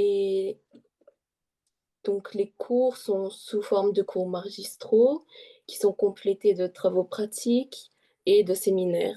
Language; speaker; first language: French; early bilingual, heritage; French